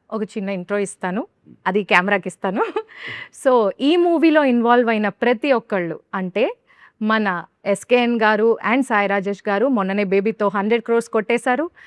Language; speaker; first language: Telugu; native; Telugu